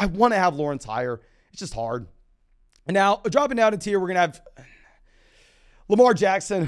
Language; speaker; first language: English; native; English